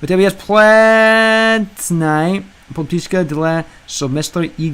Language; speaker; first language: Russian; non-native, learner; English